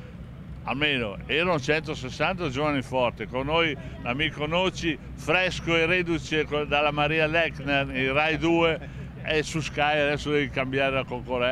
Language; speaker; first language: Italian; native; Italian